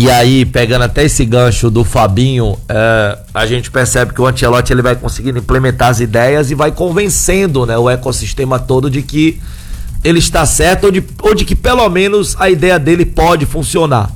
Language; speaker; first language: Portuguese; native; Portuguese